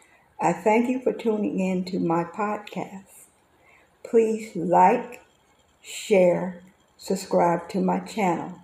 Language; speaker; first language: English; native; English